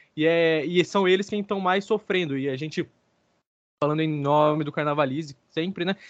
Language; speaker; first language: Portuguese; native; Portuguese